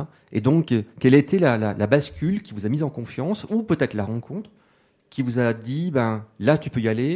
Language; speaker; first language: French; native; French